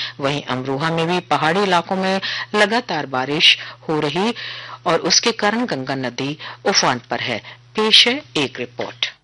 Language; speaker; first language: Hindi; native; Hindi